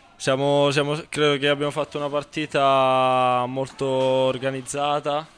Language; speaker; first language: Italian; native; Italian